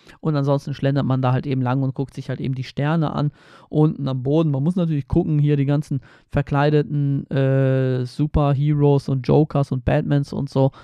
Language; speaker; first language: German; early bilingual, other home language; Polish